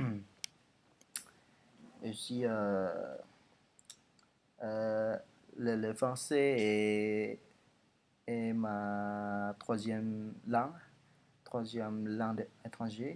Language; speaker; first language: French; non-native, learner; Indonesian